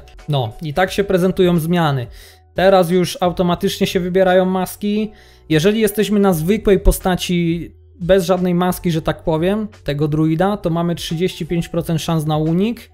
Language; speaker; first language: Polish; native; Polish